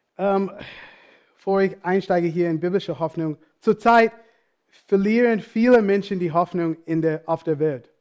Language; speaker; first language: German; non-native, fluent; English